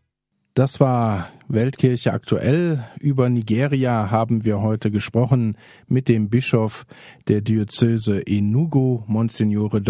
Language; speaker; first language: German; native; German